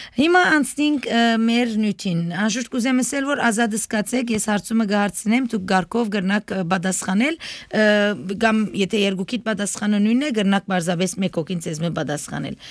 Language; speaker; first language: Armenian; early bilingual, heritage; Armenian